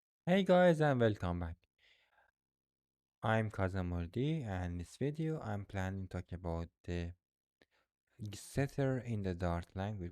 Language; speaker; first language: English; non-native, fluent; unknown